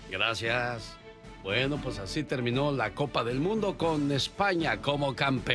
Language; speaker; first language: Spanish; native; Spanish